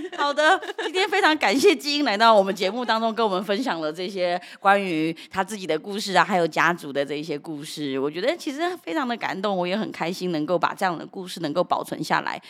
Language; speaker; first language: Chinese; early bilingual, heritage; Chinese